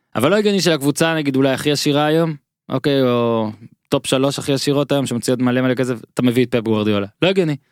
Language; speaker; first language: Hebrew; native; Hebrew